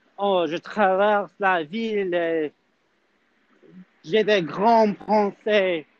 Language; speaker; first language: French; non-native, learner; English